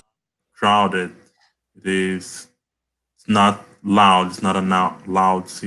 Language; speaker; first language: English; non-native, learner; Portuguese